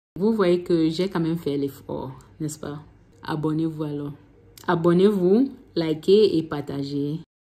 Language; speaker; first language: French; non-native, local second language; English